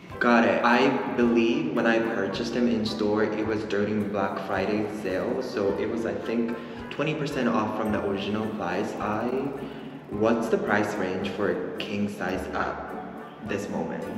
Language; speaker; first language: English; non-native, fluent; Japanese